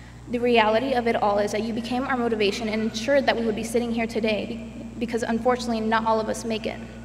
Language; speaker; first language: English; early bilingual, other home language; Spanish